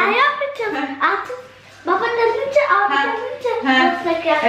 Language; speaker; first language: Turkish; early bilingual, heritage; Turkish